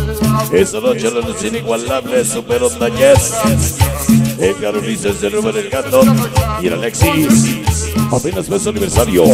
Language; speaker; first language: Spanish; native; Spanish